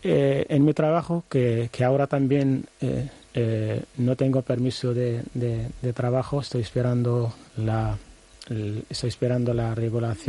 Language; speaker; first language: Spanish; non-native, learner; Arabic